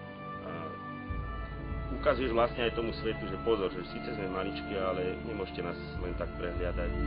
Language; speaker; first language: Slovak; native; Slovak